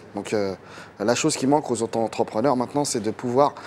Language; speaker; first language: French; native; French